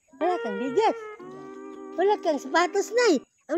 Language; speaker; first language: Filipino; non-native, local second language; Cebuano